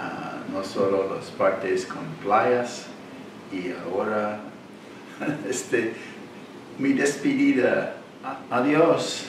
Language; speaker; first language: Spanish; non-native, learner; English